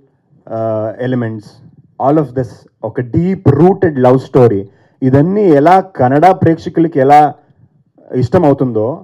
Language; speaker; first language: Telugu; non-native, fluent; Kannada